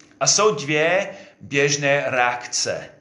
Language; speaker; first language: Czech; non-native, fluent; English